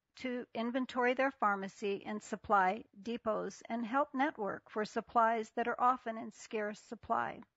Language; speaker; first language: English; native; English